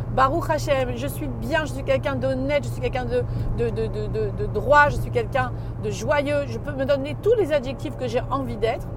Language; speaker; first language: French; native; French